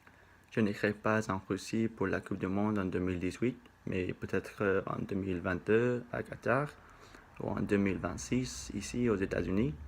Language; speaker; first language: French; non-native, learner; Spanish